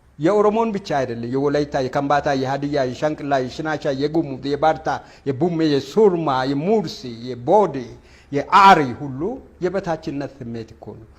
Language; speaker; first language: Amharic; non-native, local second language; Wolaytta